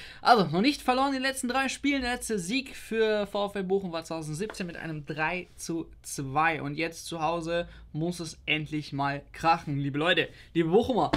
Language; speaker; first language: German; native; German